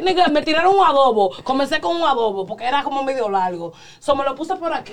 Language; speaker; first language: Spanish; early bilingual, other home language; English